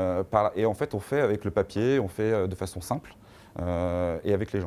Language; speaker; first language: French; native; French